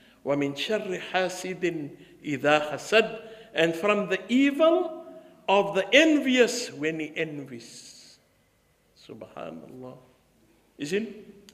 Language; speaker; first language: English; early bilingual, other home language; Afrikaans